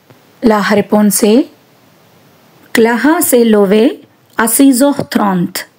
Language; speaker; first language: French; non-native, fluent; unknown